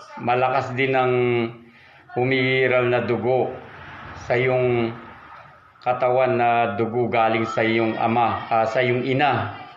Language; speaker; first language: Filipino; native; Filipino